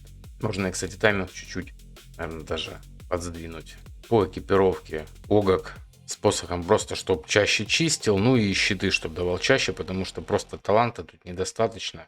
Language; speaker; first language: Russian; native; Russian